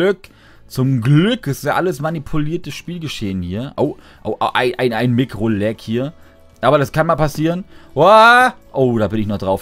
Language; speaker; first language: German; native; German